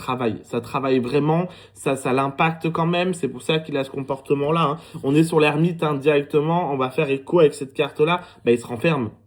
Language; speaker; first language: French; native; French